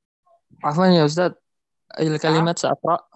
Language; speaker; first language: Arabic; non-native, learner; Indonesian